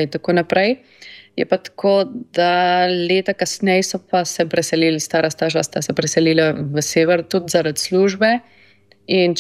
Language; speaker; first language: Slovenian; non-native, fluent; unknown